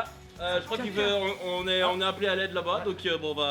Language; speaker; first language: French; native; French